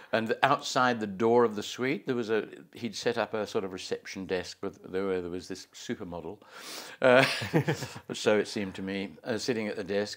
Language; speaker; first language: English; native; English